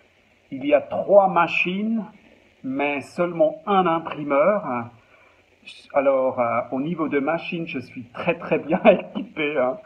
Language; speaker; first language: French; non-native, local second language; German